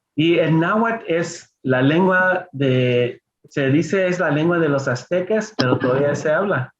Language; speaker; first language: Spanish; early bilingual, heritage; Spanish